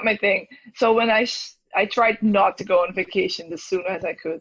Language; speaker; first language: English; non-native, fluent; Dutch